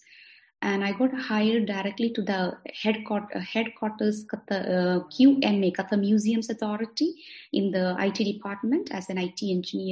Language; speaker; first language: English; non-native, local second language; Malayalam